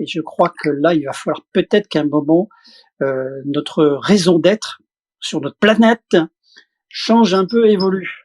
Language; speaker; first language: French; native; French